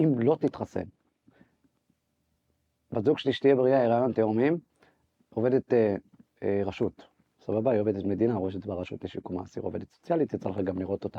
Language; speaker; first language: Hebrew; native; Hebrew